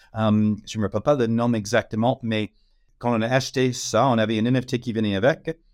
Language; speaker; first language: French; non-native, fluent; English